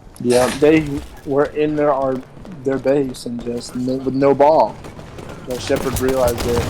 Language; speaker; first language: English; native; English